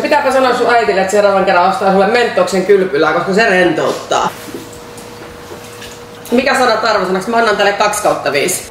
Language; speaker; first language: Finnish; native; Finnish